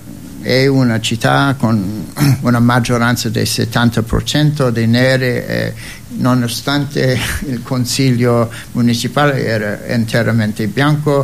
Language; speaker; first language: Italian; non-native, fluent; English